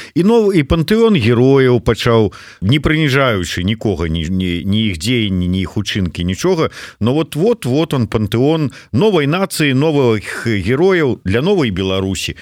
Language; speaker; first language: Belarusian; native; Belarusian